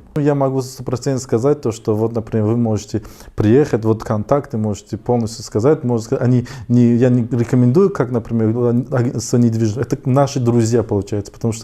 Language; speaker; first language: Russian; non-native, fluent; Tajik